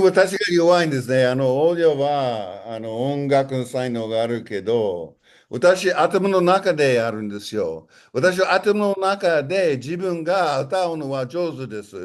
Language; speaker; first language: Japanese; non-native, fluent; English